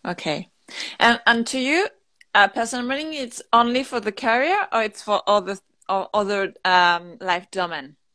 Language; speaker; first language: English; non-native, learner; French